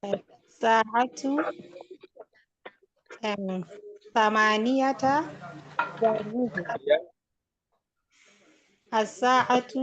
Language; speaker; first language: Arabic; non-native, learner; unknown